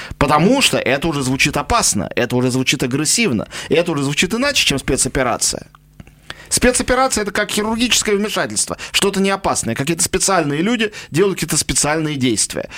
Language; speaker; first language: Russian; native; Russian